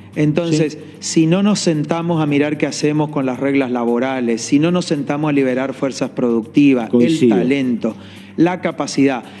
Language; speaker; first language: Spanish; native; Spanish